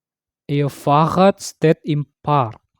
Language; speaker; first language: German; non-native, fluent; Indonesian